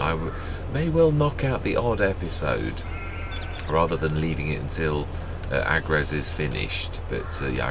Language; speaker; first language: English; native; English